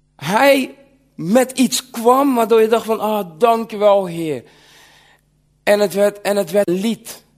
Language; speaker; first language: Dutch; early bilingual, other home language; Sranan Tongo